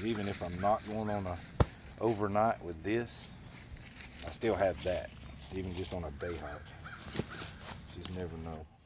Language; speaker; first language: English; native; English